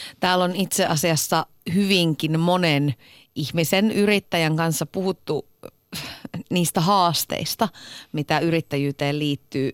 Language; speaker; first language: Finnish; native; Finnish